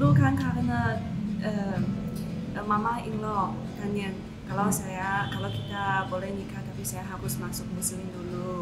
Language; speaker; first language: Indonesian; non-native, learner; Chinese